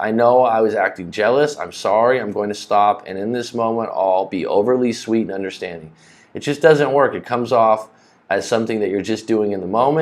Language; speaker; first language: English; native; English